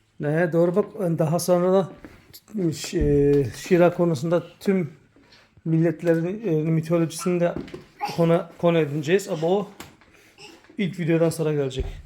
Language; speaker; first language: Turkish; native; Turkish